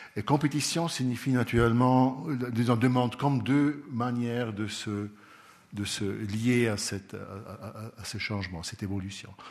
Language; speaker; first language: French; non-native, local second language; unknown